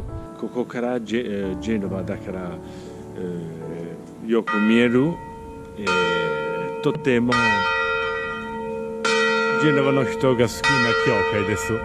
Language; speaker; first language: Japanese; non-native, learner; Italian